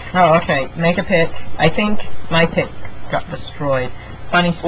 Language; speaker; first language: English; native; English